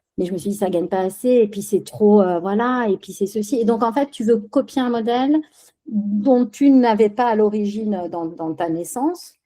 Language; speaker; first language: French; early bilingual, other home language; Spanish